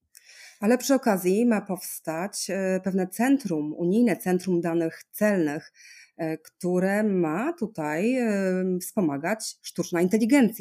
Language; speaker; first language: Polish; native; Polish